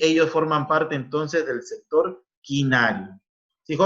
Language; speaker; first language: Spanish; native; Spanish